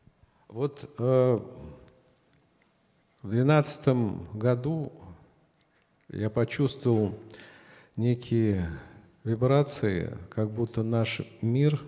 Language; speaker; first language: Russian; native; Russian